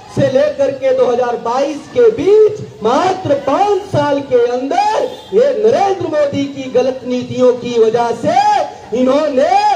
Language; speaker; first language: Hindi; non-native, local second language; Marathi